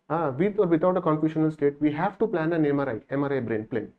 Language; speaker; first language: English; non-native, local second language; Bangla